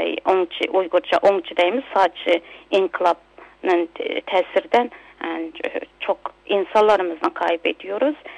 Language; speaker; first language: Turkish; non-native, local second language; Uyghur